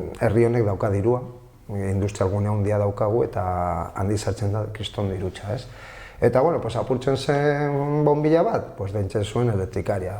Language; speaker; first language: Basque; non-native, local second language; Spanish